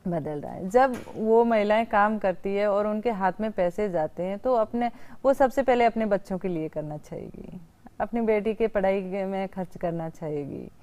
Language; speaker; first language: Hindi; native; Hindi